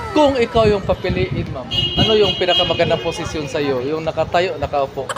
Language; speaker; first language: Filipino; native; Filipino